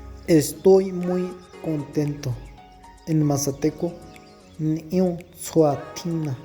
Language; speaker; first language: Spanish; non-native, local second language; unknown